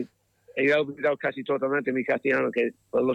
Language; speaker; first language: Spanish; non-native, learner; English